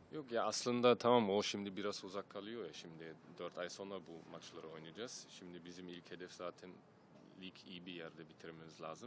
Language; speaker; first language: Turkish; early bilingual, heritage; German